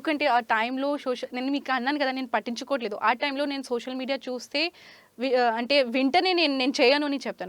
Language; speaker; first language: Telugu; non-native, learner; Hindi